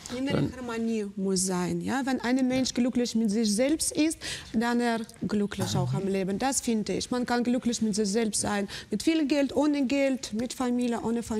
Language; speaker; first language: German; non-native, fluent; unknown